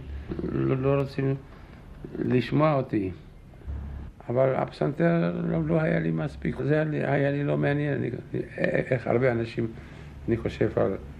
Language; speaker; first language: Hebrew; non-native, fluent; Czech